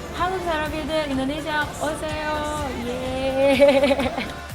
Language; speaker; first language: Korean; non-native, learner; Indonesian